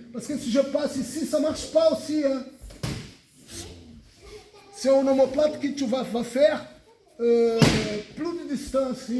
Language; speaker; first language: French; non-native, fluent; Portuguese